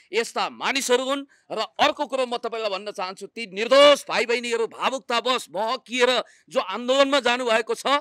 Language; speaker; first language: Nepali; native; Nepali